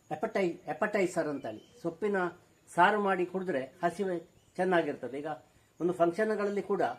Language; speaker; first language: Kannada; non-native, local second language; Tulu